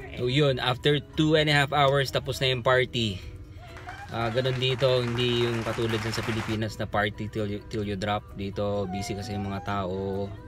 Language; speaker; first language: Filipino; non-native, local second language; Iloko